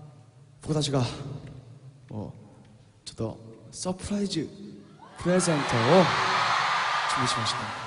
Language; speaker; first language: Japanese; non-native, learner; Korean